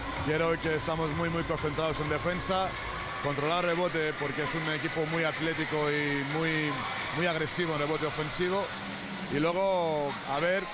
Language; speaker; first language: Spanish; non-native, fluent; Greek